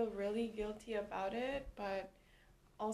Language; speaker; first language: English; non-native, local second language; Cebuano